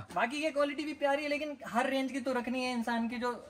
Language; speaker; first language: Hindi; native; Hindi